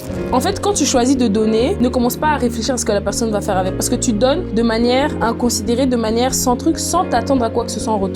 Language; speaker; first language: French; native; French